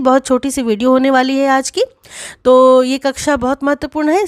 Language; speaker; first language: Hindi; native; Hindi